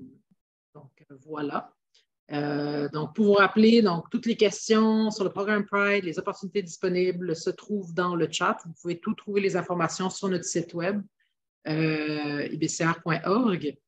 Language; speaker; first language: French; native; French